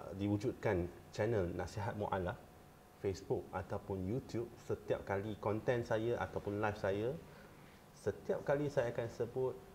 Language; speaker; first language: Malay; non-native, local second language; Chinese